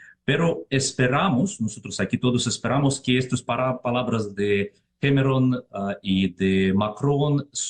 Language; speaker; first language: Spanish; non-native, fluent; Russian